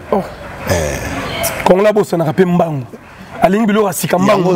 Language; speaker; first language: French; non-native, local second language; Lingala